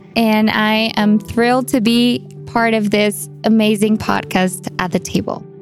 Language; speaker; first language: English; non-native, fluent; Spanish